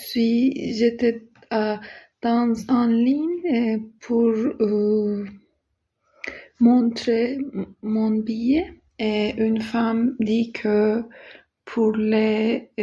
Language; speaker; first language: French; non-native, learner; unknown